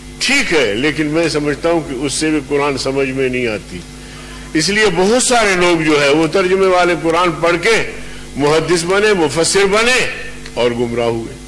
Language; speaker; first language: Urdu; non-native, local second language; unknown